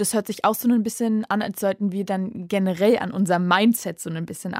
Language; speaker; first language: German; native; German